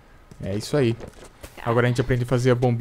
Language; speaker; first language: Portuguese; native; Portuguese